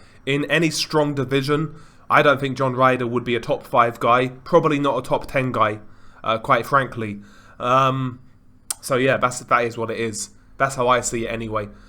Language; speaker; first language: English; native; English